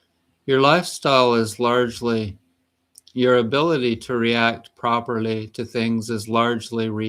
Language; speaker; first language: English; native; English